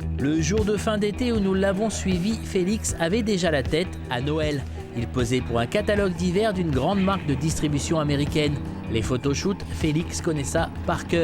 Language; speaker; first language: French; native; French